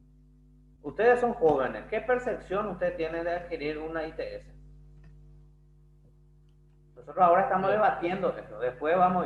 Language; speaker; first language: Spanish; non-native, fluent; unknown